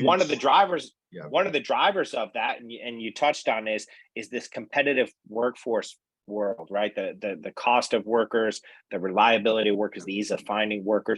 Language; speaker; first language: English; native; English